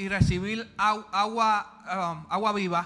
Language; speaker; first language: Spanish; early bilingual, heritage; Spanish